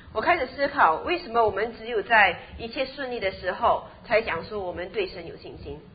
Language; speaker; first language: Chinese; native; Chinese